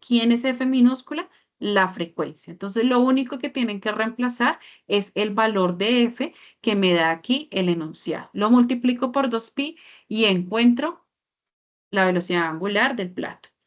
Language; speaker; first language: Spanish; native; Spanish